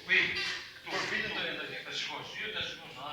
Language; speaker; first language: Italian; non-native, learner; Albanian